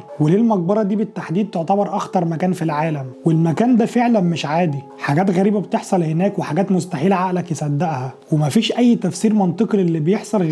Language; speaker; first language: Arabic; native; Arabic